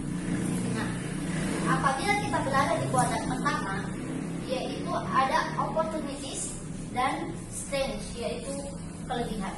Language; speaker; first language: Indonesian; native; Indonesian